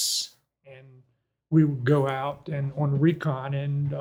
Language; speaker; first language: English; native; English